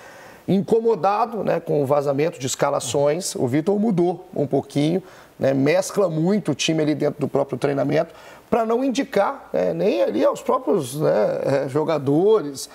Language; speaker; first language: Portuguese; native; Portuguese